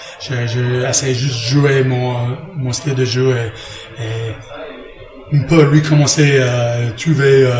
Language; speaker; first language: French; non-native, learner; English